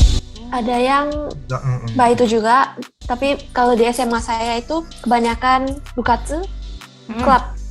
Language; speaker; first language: Indonesian; non-native, fluent; Japanese